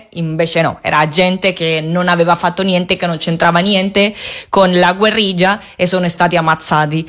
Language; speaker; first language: Italian; non-native, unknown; Spanish